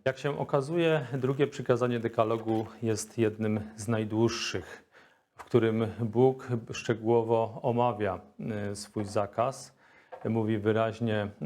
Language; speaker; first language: Polish; native; Polish